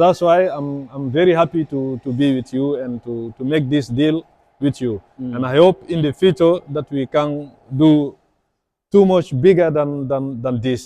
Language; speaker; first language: English; non-native, learner; French